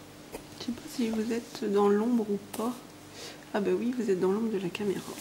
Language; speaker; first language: French; native; French